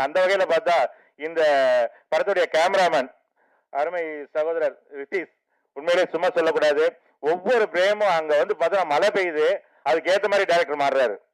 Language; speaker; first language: Tamil; native; Tamil